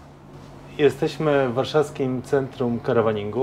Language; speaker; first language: Polish; native; Polish